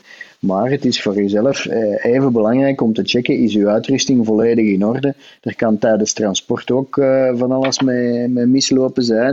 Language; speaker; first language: Dutch; native; Dutch